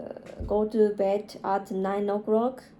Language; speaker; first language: English; non-native, learner; Japanese